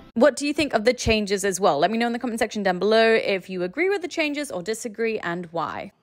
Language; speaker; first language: English; native; English